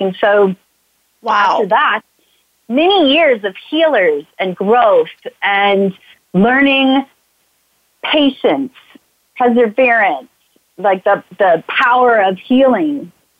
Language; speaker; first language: English; native; English